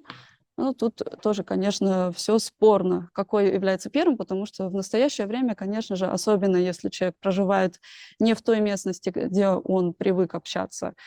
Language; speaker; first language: Russian; native; Russian